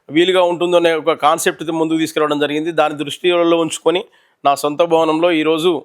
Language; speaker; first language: Telugu; native; Telugu